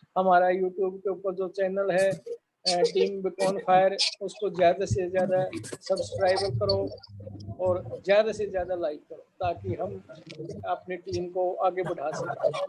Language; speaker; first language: Hindi; native; Hindi